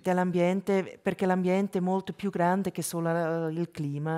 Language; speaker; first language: Italian; non-native, local second language; German